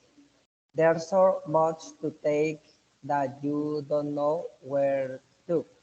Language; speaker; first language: English; non-native, learner; Spanish